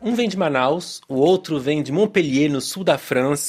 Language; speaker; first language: Portuguese; native; Portuguese